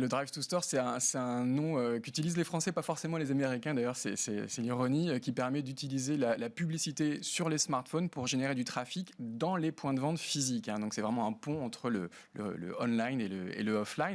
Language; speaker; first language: French; native; French